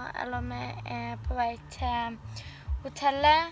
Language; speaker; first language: Norwegian; early bilingual, other home language; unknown